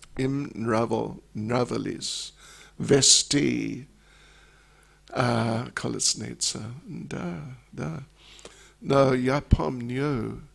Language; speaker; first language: Russian; non-native, learner; English